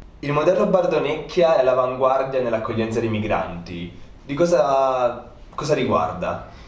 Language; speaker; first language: Italian; native; Italian